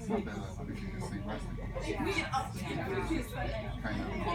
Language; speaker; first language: German; non-native, learner; Somali